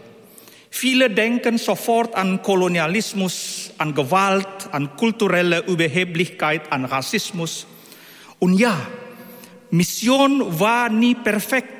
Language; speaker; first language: German; non-native, fluent; Indonesian